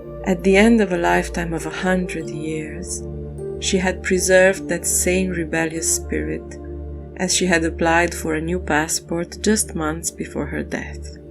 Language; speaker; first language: English; non-native, fluent; French